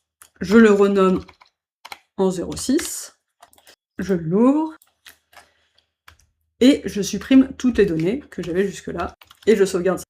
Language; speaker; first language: French; native; French